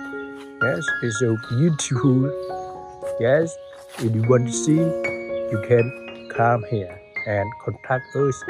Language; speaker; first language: English; non-native, learner; Khmer